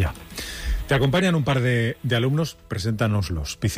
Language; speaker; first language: Spanish; native; Spanish